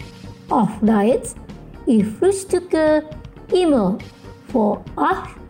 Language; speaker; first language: German; non-native, fluent; Indonesian